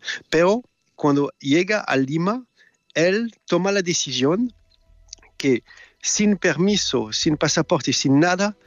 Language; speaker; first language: Spanish; non-native, learner; French